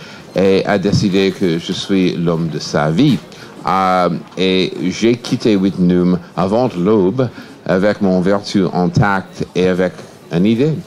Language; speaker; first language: French; non-native, fluent; English